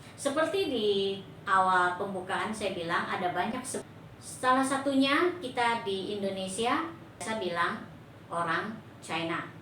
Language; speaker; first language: Indonesian; native; Indonesian